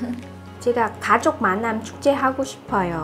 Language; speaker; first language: Korean; non-native, fluent; Vietnamese